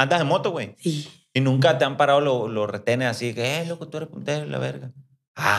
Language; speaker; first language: Spanish; native; Spanish